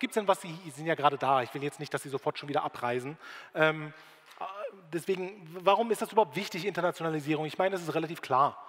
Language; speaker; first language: German; native; German